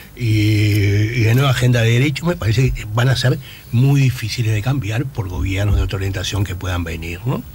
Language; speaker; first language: Spanish; native; Spanish